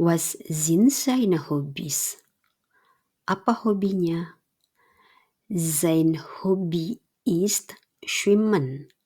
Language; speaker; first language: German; non-native, fluent; Indonesian